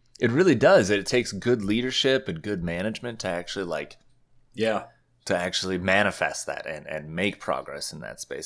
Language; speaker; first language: English; native; English